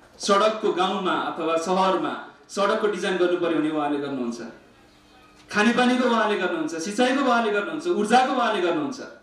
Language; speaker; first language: Nepali; native; Nepali